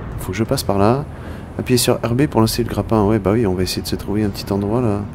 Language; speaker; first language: French; native; French